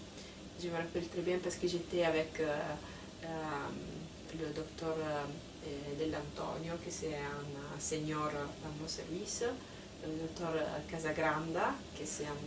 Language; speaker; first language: French; non-native, fluent; Italian